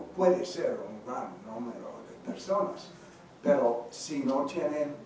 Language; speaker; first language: Spanish; non-native, learner; English